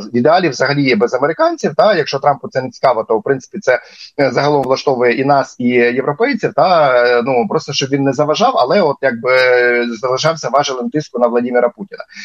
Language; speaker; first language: Ukrainian; native; Ukrainian